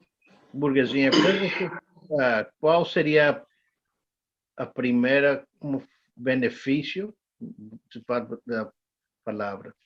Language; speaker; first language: Portuguese; non-native, learner; English